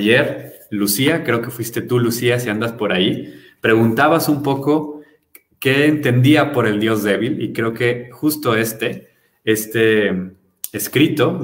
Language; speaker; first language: Spanish; native; Spanish